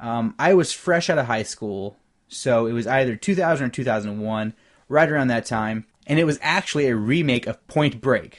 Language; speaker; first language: English; native; English